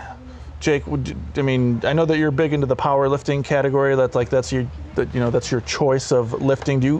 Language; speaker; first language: English; native; English